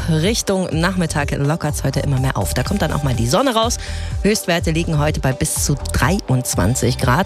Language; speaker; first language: German; native; German